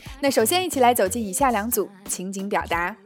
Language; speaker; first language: Chinese; native; Chinese